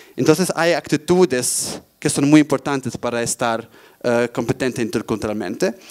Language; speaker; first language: Spanish; non-native, fluent; Bosnian